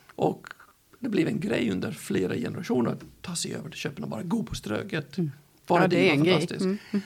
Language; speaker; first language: Swedish; non-native, fluent; English